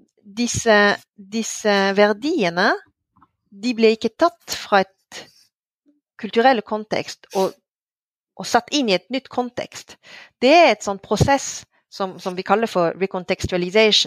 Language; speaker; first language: Norwegian; non-native, fluent; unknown